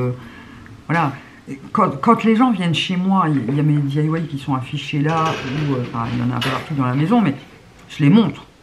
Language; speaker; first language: French; native; French